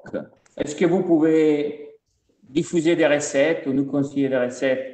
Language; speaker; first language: French; non-native, fluent; Italian